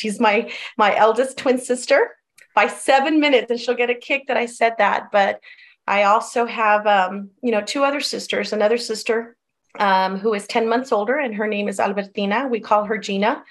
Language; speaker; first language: English; early bilingual, other home language; Spanish